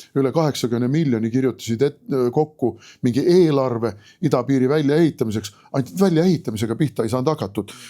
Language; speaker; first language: Estonian; native; Estonian